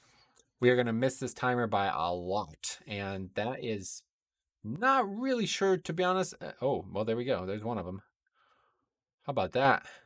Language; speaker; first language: English; native; English